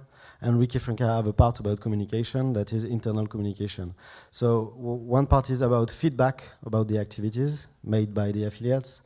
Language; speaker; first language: English; non-native, fluent; French